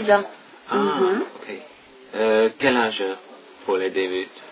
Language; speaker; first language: French; non-native, learner; English